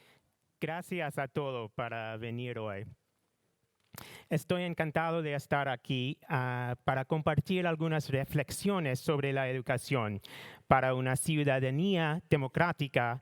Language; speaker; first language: Spanish; non-native, learner; English